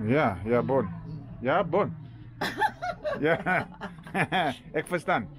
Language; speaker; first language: Afrikaans; non-native, learner; English